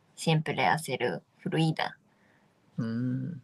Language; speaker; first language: Spanish; non-native, fluent; Japanese